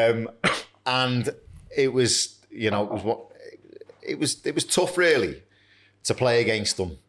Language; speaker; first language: English; native; English